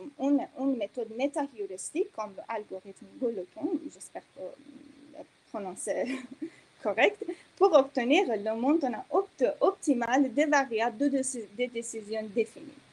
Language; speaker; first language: French; non-native, fluent; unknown